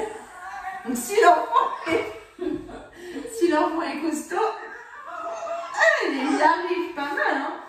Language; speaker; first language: French; native; French